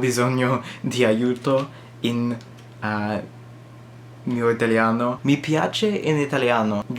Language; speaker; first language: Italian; non-native, learner; English